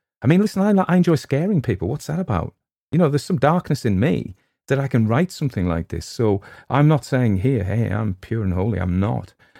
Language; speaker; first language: English; native; English